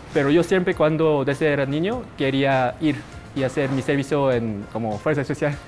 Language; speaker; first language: Spanish; non-native, fluent; Korean